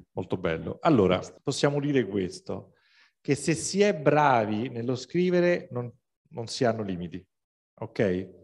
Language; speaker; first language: Italian; native; Italian